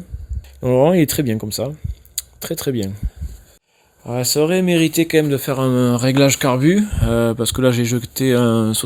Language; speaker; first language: French; native; French